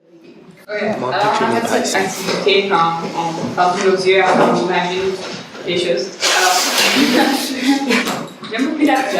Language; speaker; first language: French; non-native, local second language; English